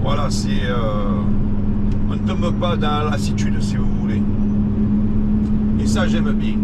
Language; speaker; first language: French; native; French